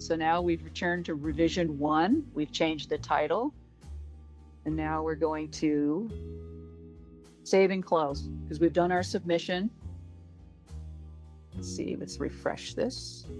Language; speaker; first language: English; native; English